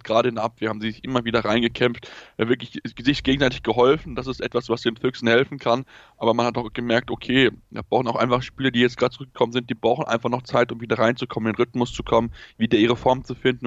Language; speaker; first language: German; native; German